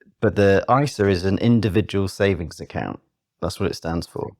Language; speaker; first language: English; native; English